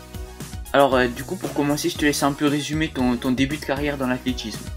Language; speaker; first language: French; native; French